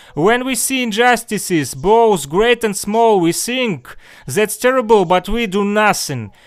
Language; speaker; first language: English; non-native, learner; Russian